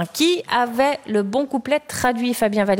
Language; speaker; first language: French; native; French